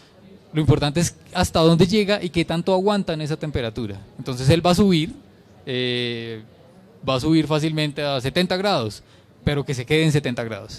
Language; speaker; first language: Spanish; native; Spanish